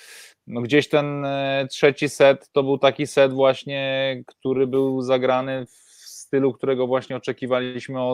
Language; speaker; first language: Polish; native; Polish